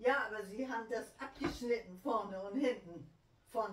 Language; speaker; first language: German; native; German